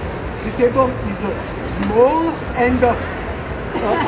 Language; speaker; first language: English; non-native, learner; Italian